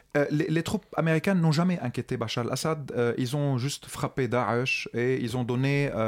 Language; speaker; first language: French; non-native, local second language; Arabic